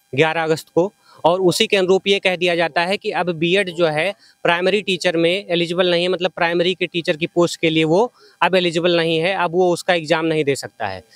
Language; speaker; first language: Hindi; native; Hindi